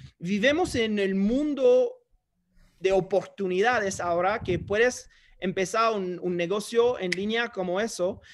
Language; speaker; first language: Spanish; non-native, fluent; English